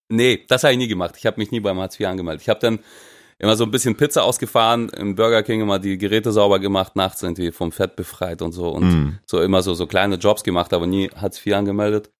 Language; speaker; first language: German; non-native, fluent; Russian